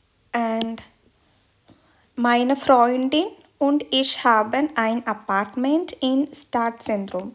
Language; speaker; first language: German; non-native, fluent; Malayalam